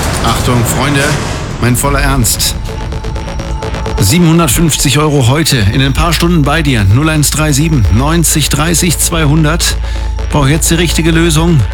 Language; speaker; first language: German; native; German